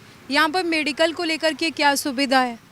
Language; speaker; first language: Hindi; native; Hindi